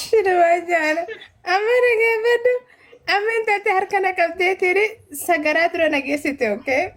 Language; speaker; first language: Oromo; early bilingual, heritage; Oromo